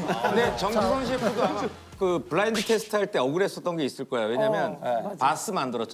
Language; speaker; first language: Korean; native; Korean